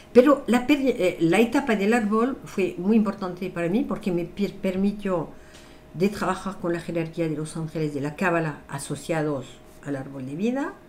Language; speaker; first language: Spanish; non-native, fluent; French